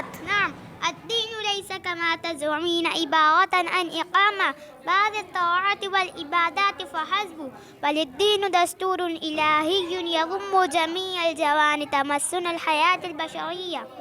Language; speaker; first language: Arabic; non-native, learner; Urdu